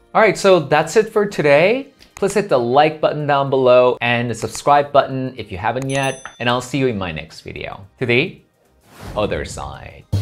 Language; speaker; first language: English; non-native, fluent; Korean